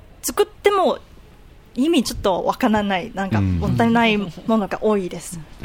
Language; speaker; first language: Japanese; non-native, learner; Cantonese